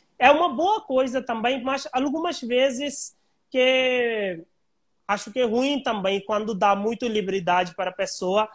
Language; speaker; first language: Portuguese; non-native, learner; Hindi